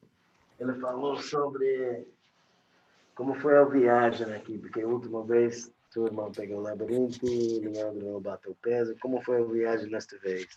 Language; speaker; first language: Portuguese; non-native, fluent; English